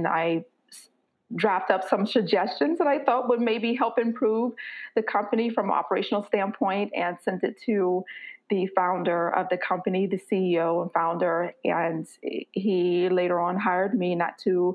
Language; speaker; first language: English; native; English